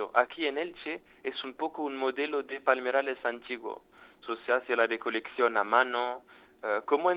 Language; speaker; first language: Spanish; non-native, fluent; French